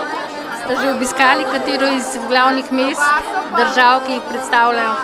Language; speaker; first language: Slovenian; native; Slovenian